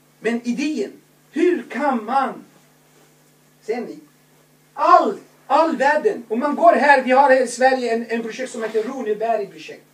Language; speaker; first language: Swedish; non-native, fluent; Arabic